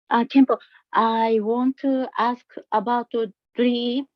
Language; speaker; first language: English; non-native, learner; Japanese